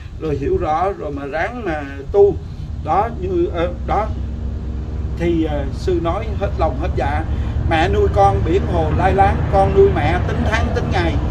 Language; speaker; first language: Vietnamese; native; Vietnamese